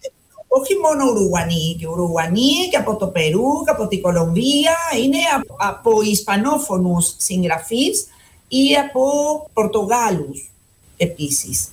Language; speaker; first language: Greek; non-native, fluent; Spanish